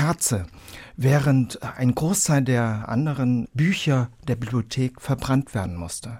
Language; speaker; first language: German; early bilingual, other home language; Vietnamese